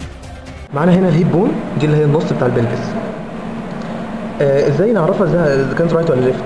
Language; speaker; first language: Arabic; native; Arabic